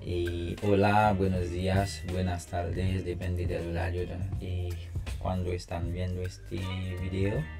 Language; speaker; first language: Spanish; non-native, fluent; Haitian Creole